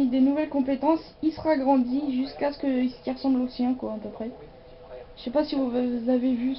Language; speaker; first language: French; native; French